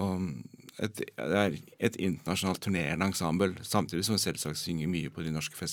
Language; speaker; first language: Norwegian; native; Norwegian